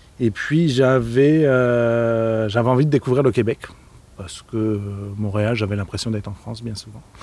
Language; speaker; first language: French; native; French